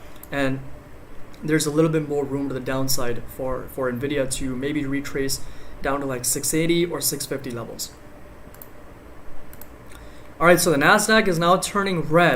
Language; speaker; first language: English; native; English